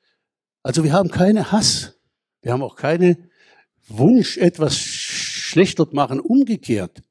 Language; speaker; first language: German; non-native, fluent; Hebrew